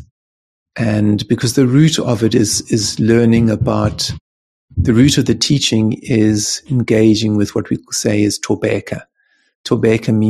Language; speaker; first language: English; native; English